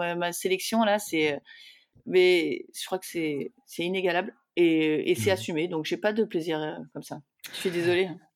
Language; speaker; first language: French; native; French